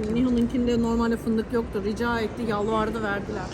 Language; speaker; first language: Turkish; native; Turkish